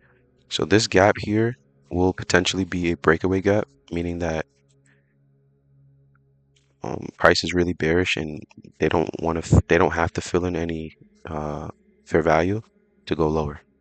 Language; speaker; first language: English; native; English